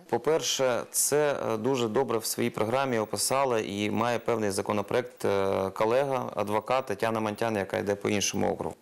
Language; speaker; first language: Ukrainian; non-native, local second language; Russian